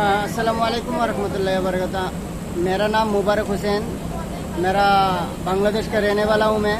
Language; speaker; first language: Hindi; non-native, learner; Bangla